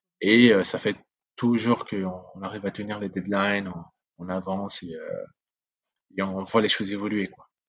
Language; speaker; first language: French; non-native, local second language; Sango